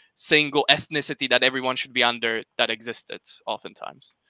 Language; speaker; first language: English; non-native, fluent; Slovak